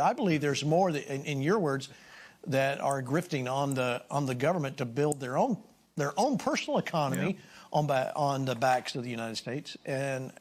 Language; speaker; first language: English; native; English